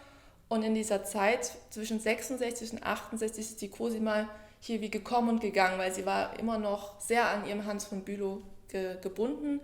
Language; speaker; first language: German; native; German